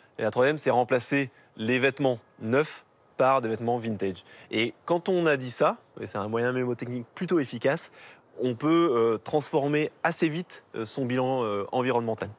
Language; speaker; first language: French; native; French